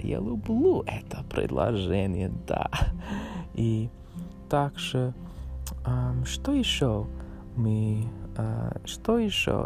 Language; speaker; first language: Russian; non-native, learner; English